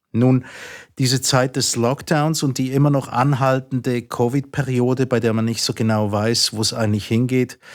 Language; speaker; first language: German; native; German